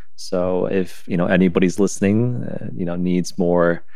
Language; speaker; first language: English; non-native, fluent; Chinese